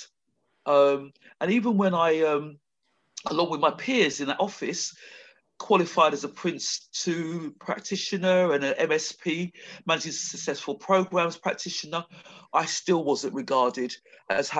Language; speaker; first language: English; native; English